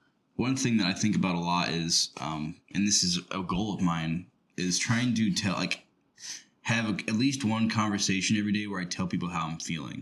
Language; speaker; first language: English; native; English